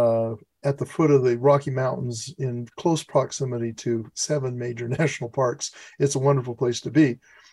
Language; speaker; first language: English; native; English